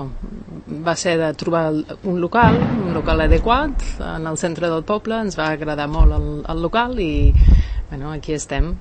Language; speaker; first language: Catalan; non-native, fluent; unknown